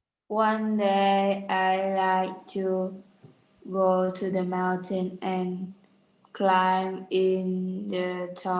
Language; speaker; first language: English; non-native, learner; Vietnamese